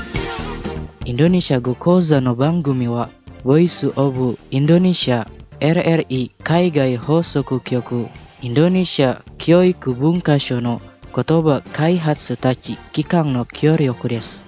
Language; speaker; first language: Japanese; non-native, fluent; Indonesian